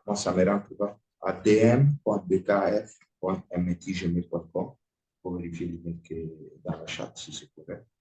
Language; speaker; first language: French; non-native, fluent; Italian